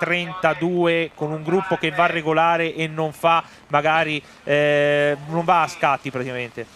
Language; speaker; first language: Italian; native; Italian